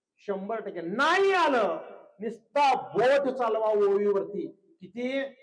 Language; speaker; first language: Marathi; non-native, local second language; Kannada